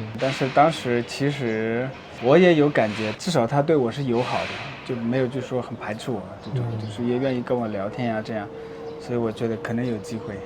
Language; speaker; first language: Chinese; non-native, local second language; Tibetan